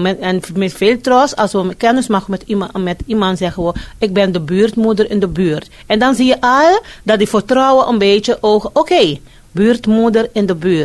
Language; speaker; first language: Dutch; non-native, fluent; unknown